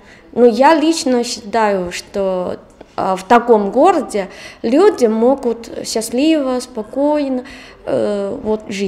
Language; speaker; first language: Russian; non-native, fluent; Chinese